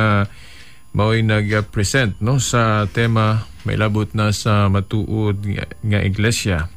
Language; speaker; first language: Cebuano; native; Cebuano